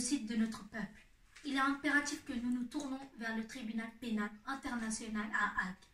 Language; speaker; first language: French; early bilingual, other home language; Tamil